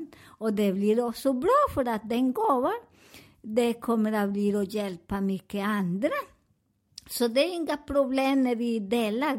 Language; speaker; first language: Swedish; non-native, learner; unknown